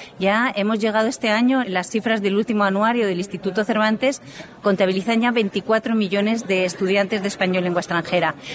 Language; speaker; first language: Spanish; native; Spanish